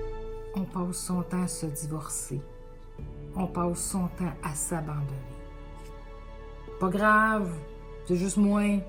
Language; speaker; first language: French; native; French